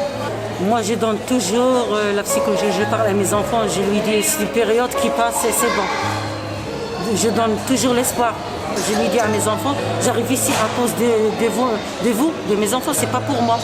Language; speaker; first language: French; non-native, local second language; Arabic